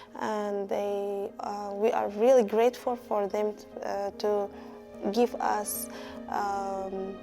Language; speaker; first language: English; non-native, fluent; Arabic